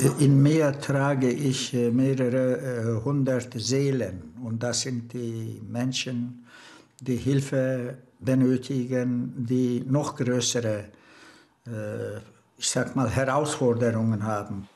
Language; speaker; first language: German; non-native, fluent; Turkish